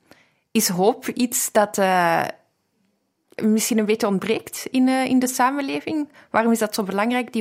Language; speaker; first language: Dutch; native; Dutch